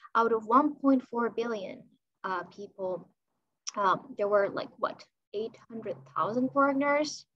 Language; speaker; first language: English; non-native, fluent; Chinese